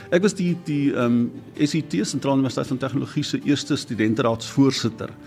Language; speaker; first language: Afrikaans; native; Afrikaans